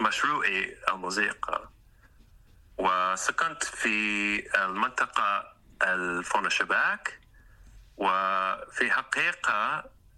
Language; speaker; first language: Arabic; non-native, learner; English